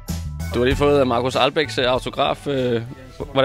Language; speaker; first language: Danish; native; Danish